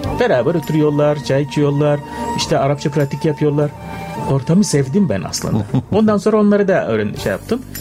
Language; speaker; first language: Turkish; non-native, fluent; Arabic